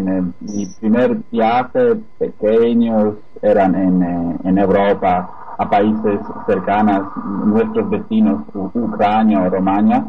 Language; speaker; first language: Spanish; non-native, fluent; Polish